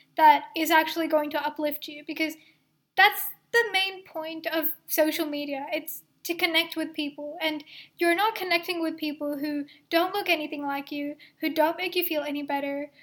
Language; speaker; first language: English; early bilingual, other home language; Hindi